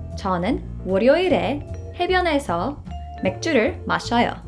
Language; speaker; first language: Korean; non-native, fluent; English